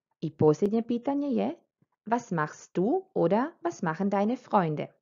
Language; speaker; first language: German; non-native, fluent; Croatian